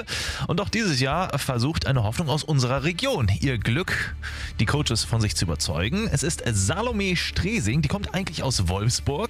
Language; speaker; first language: German; native; German